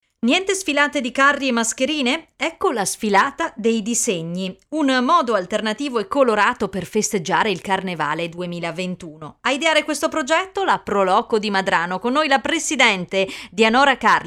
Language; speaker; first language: Italian; native; Italian